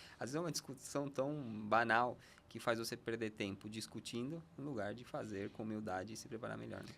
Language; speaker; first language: Portuguese; non-native, fluent; Spanish